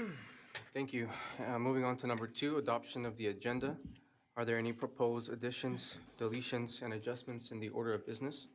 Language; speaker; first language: English; native; English